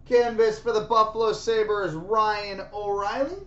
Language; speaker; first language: English; native; English